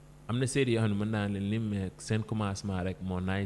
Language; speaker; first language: English; non-native, fluent; Wolof